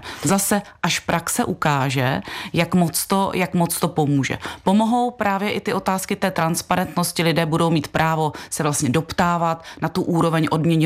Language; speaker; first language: Czech; native; Czech